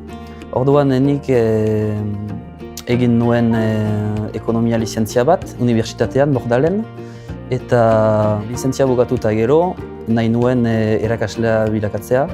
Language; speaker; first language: Basque; non-native, local second language; French